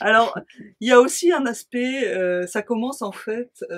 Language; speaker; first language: French; native; French